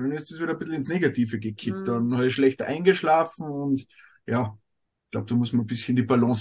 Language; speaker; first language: German; native; German